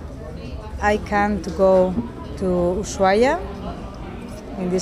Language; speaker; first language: English; non-native, learner; Spanish